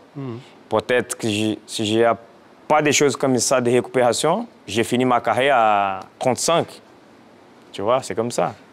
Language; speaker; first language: French; non-native, fluent; Portuguese